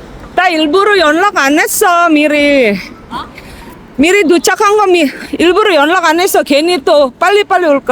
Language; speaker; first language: Korean; non-native, fluent; Indonesian